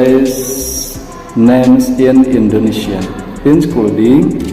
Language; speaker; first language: English; non-native, learner; Indonesian